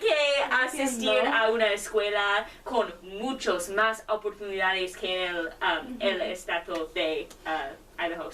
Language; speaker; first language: Spanish; non-native, learner; English